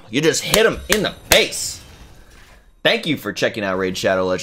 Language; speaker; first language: English; native; English